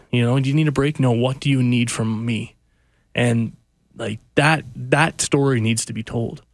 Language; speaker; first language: English; native; English